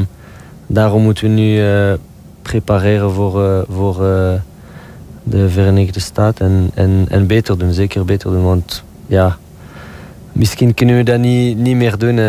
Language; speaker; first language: Dutch; non-native, local second language; French